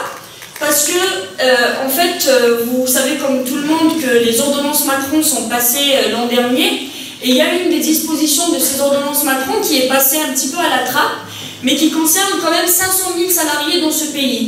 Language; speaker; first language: French; native; French